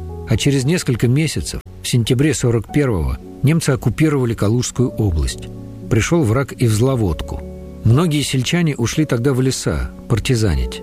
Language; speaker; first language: Russian; native; Russian